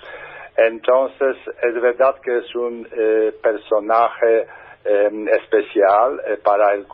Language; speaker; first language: Spanish; non-native, fluent; Polish